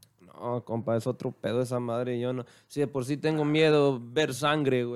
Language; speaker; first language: Spanish; early bilingual, heritage; Spanish